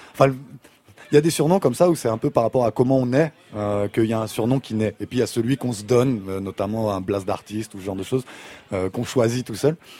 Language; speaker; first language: French; native; French